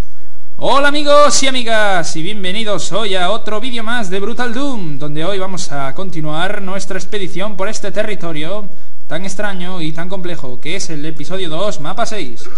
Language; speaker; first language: Spanish; native; Spanish